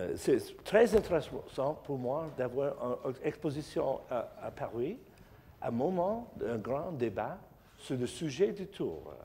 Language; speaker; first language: French; non-native, learner; English